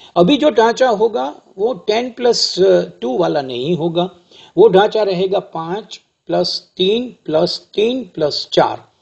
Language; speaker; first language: Hindi; non-native, local second language; Gujarati